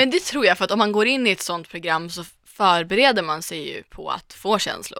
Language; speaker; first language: Swedish; native; Swedish